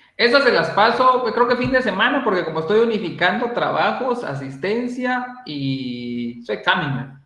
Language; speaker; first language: Spanish; native; Spanish